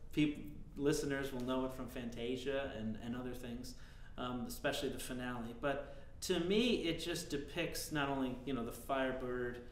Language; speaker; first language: English; native; English